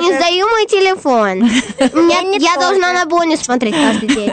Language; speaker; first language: Russian; early bilingual, heritage; Russian